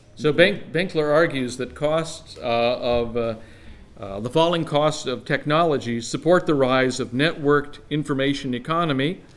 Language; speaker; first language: English; native; English